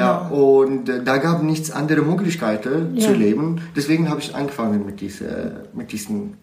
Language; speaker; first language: German; non-native, learner; Arabic